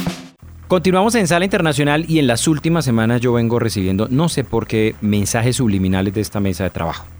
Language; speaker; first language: Spanish; native; Spanish